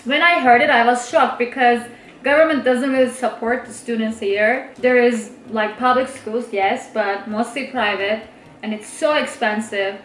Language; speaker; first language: English; non-native, fluent; Turkish